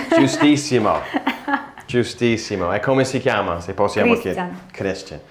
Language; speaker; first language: Italian; non-native, learner; English